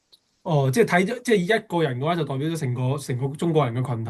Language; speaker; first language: Chinese; native; Chinese